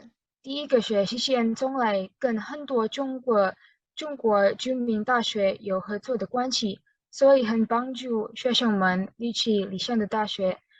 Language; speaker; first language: Chinese; non-native, learner; Indonesian